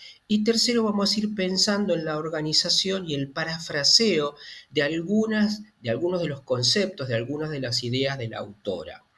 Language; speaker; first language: Spanish; native; Spanish